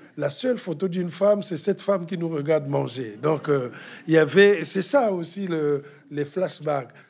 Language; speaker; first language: French; non-native, local second language; Kituba (Democratic Republic of Congo)